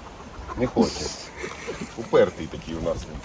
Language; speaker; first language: Ukrainian; native; Ukrainian